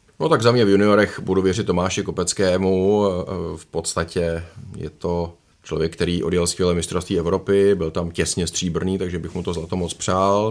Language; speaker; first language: Czech; native; Czech